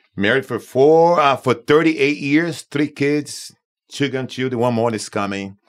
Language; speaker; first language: English; non-native, learner; Portuguese